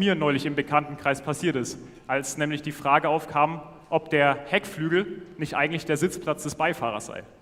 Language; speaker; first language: German; native; German